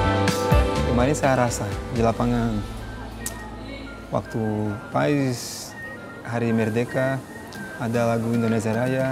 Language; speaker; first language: Indonesian; non-native, fluent; Portuguese